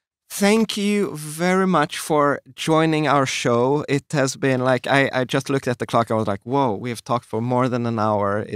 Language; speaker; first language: English; non-native, fluent; Swedish